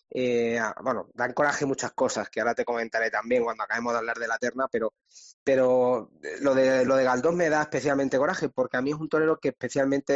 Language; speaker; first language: Spanish; native; Spanish